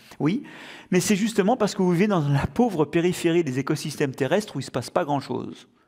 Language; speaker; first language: French; native; French